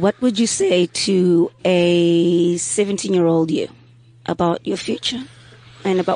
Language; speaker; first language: English; non-native, local second language; Xhosa